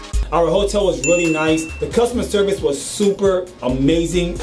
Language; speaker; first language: English; native; English